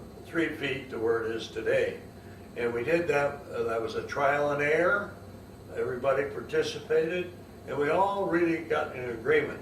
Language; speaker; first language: English; native; English